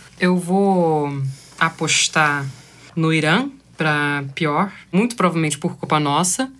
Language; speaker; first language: Portuguese; non-native, fluent; English